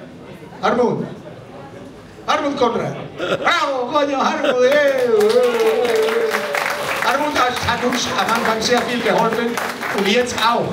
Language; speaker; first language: German; non-native, fluent; Spanish